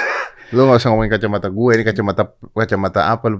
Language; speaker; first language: Indonesian; native; Indonesian